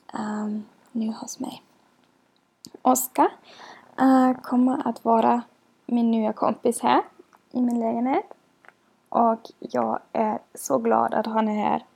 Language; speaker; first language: Swedish; non-native, learner; German